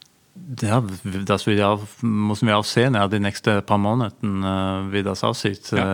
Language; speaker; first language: German; non-native, fluent; Norwegian